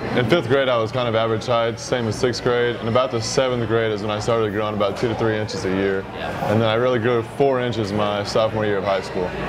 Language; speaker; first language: English; native; English